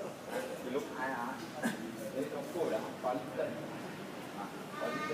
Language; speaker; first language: English; non-native, learner; Thai